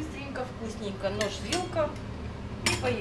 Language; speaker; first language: Russian; native; Russian